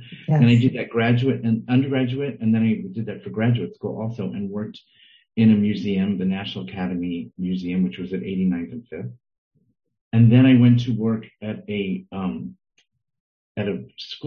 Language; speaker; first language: English; native; English